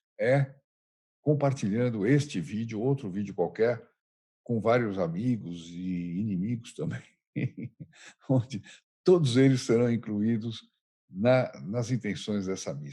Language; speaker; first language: Portuguese; native; Portuguese